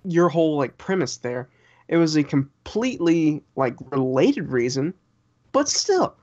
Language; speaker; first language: English; native; English